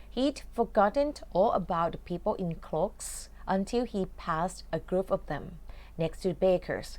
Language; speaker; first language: English; non-native, fluent; Thai